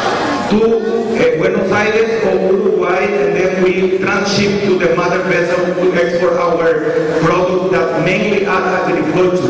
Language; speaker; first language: English; non-native, fluent; Spanish